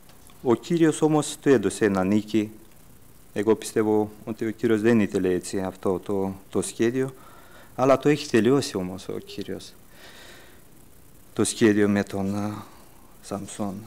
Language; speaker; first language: Greek; early bilingual, heritage; Greek